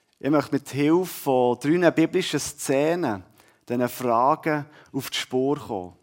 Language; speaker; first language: German; native; German